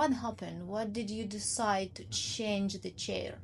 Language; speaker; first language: English; non-native, learner; Ukrainian